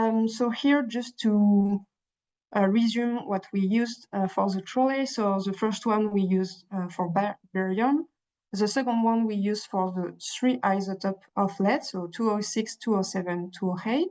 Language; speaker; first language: English; non-native, fluent; French